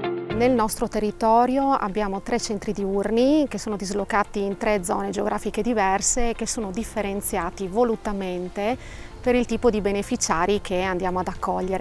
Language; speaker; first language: Italian; native; Italian